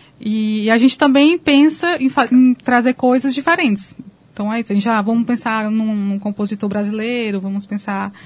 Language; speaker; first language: Portuguese; native; Portuguese